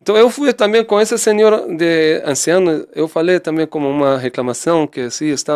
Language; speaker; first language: Portuguese; non-native, fluent; Persian